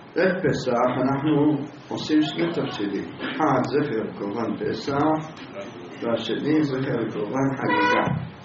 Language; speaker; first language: Hebrew; native; Hebrew